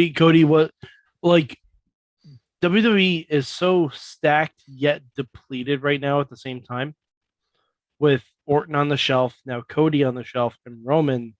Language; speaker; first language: English; native; English